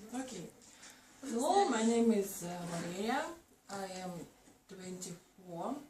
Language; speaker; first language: English; non-native, learner; Russian